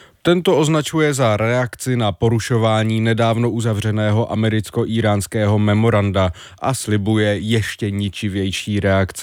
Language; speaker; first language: Czech; native; Czech